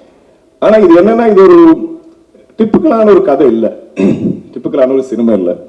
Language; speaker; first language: Tamil; non-native, local second language; Malayalam